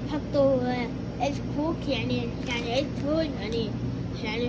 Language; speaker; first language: Arabic; native; Arabic